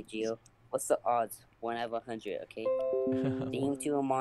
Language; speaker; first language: English; native; English